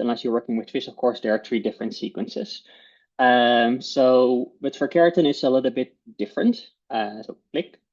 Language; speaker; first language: English; non-native, fluent; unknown